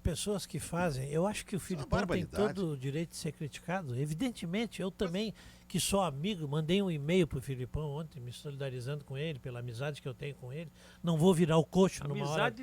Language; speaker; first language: Portuguese; native; Portuguese